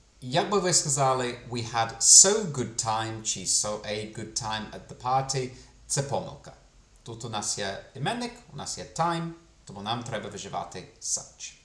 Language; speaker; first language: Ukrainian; non-native, fluent; English